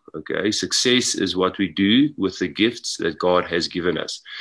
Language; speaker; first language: English; non-native, local second language; Afrikaans